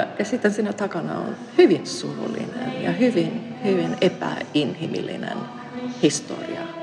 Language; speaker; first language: Finnish; non-native, fluent; Swedish